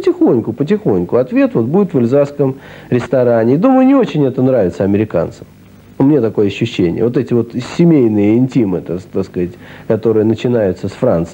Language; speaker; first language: Russian; native; Russian